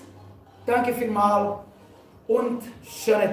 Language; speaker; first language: German; non-native, learner; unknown